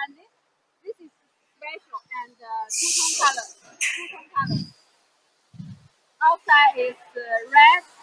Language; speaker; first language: English; non-native, fluent; Chinese